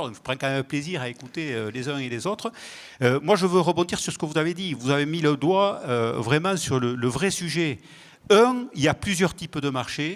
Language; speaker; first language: French; native; French